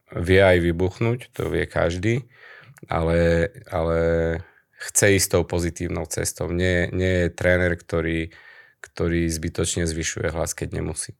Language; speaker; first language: Slovak; native; Slovak